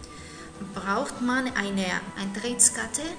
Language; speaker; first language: German; non-native, learner; Spanish